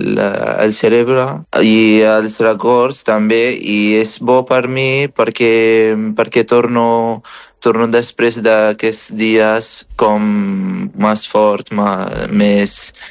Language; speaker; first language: Catalan; non-native, fluent; Arabic